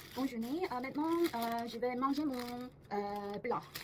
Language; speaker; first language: French; non-native, learner; Korean